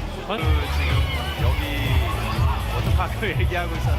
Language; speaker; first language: Korean; native; Korean